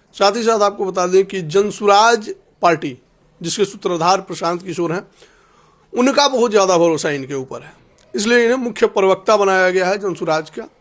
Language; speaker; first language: Hindi; native; Hindi